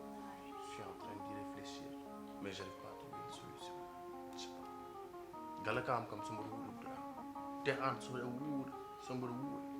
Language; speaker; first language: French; non-native, local second language; Fula